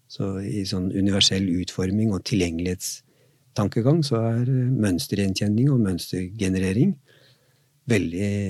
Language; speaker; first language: Norwegian; native; Norwegian